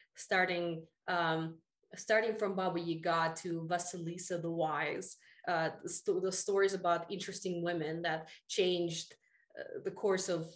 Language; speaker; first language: English; early bilingual, other home language; Russian